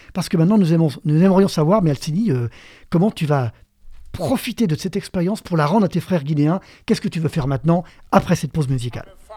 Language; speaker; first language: French; native; French